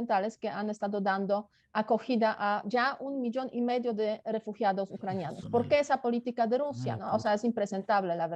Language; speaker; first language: Spanish; non-native, fluent; Polish